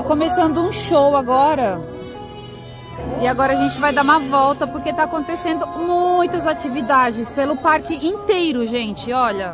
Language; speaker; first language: Portuguese; native; Portuguese